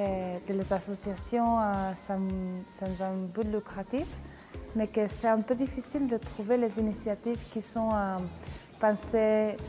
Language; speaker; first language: French; non-native, fluent; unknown